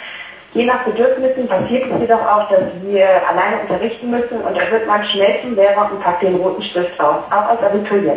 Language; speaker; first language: German; native; German